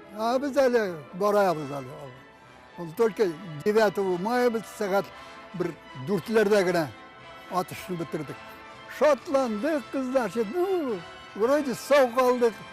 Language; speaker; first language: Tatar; native; Tatar